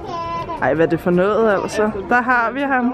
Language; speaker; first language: Danish; native; Danish